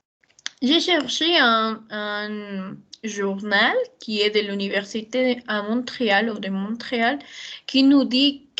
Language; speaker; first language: French; non-native, learner; Spanish